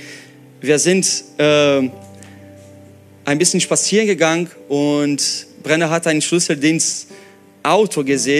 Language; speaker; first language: German; non-native, fluent; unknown